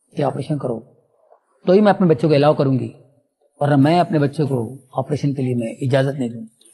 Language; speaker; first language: Hindi; non-native, local second language; Telugu